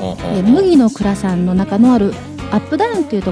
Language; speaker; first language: Japanese; native; Japanese